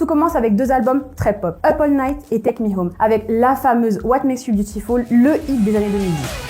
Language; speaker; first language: French; native; French